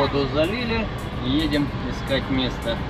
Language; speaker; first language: Russian; native; Russian